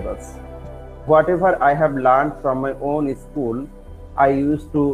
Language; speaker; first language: English; non-native, local second language; Bangla